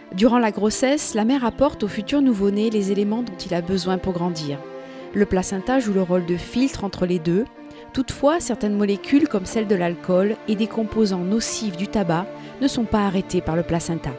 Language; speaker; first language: French; native; French